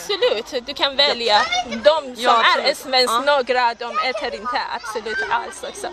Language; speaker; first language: Swedish; non-native, learner; Persian